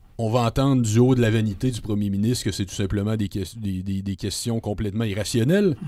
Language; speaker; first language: French; native; French